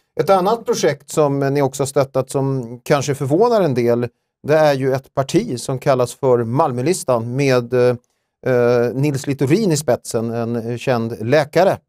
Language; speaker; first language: Swedish; native; Swedish